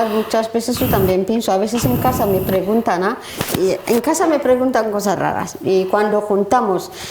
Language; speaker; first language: Spanish; non-native, learner; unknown